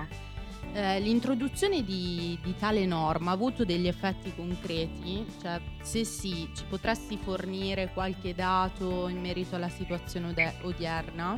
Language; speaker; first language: Italian; native; Italian